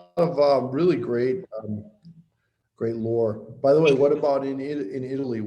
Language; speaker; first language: English; native; English